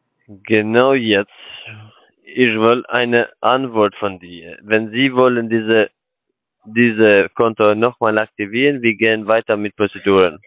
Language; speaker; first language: German; non-native, learner; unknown